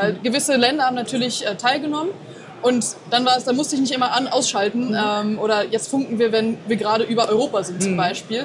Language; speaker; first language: German; native; German